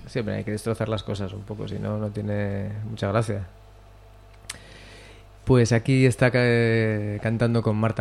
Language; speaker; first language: Spanish; native; Spanish